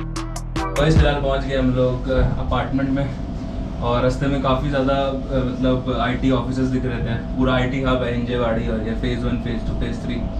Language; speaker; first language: Hindi; native; Hindi